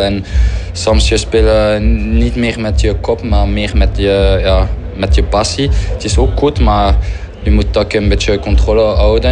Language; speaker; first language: Dutch; non-native, fluent; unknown